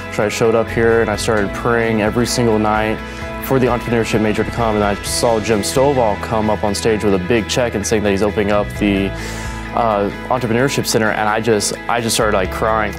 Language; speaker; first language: English; native; English